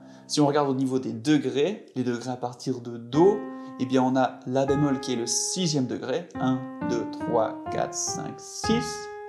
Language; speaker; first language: French; native; French